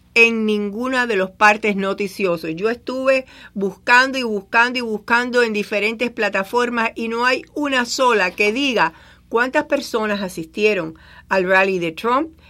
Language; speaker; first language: Spanish; native; Spanish